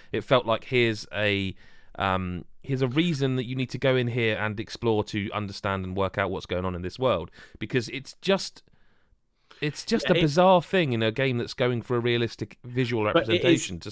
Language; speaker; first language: English; native; English